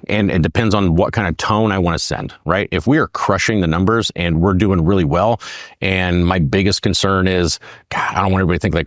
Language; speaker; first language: English; native; English